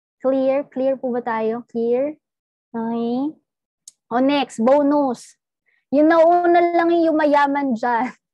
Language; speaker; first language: Filipino; non-native, local second language; Cebuano